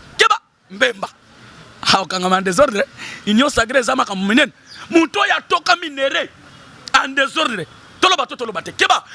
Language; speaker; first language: Lingala; non-native, local second language; Kituba (Democratic Republic of Congo)